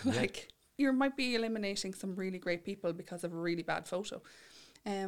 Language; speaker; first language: English; native; English